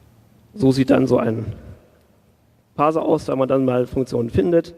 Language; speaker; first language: German; native; German